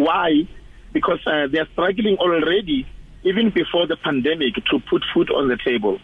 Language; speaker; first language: English; non-native, local second language; Northern Sotho